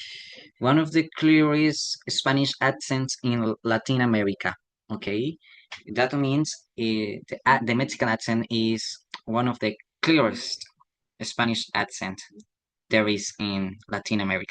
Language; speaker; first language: English; non-native, learner; Spanish